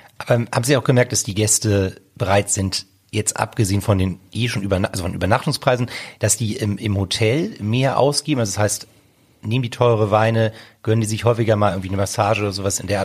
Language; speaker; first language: German; native; German